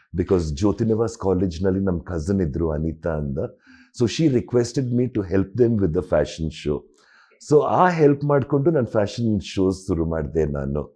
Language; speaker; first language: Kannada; non-native, local second language; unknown